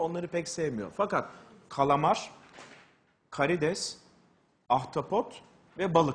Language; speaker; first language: Turkish; native; Turkish